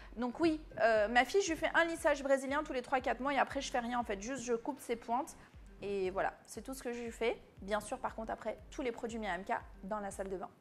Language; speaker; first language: French; early bilingual, other home language; Arabic